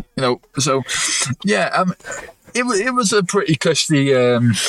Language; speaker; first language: English; native; English